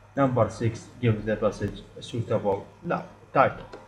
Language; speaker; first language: English; non-native, fluent; Arabic